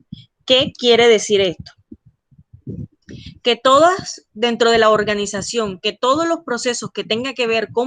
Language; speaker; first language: Spanish; native; Spanish